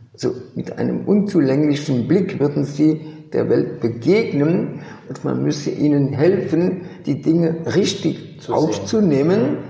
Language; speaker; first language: German; early bilingual, other home language; French